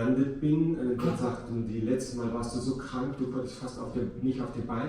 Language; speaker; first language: German; native; German